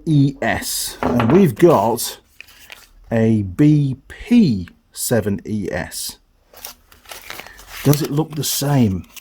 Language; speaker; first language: English; native; English